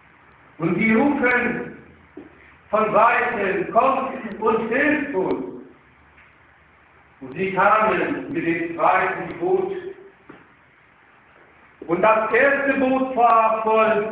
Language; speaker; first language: German; non-native, fluent; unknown